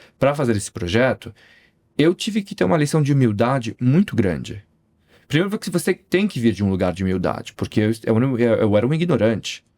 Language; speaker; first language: Portuguese; native; Portuguese